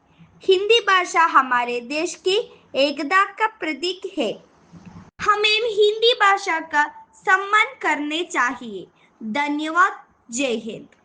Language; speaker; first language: Hindi; non-native, local second language; Malayalam